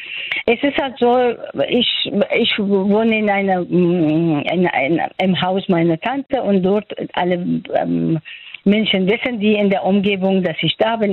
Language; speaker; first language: German; non-native, fluent; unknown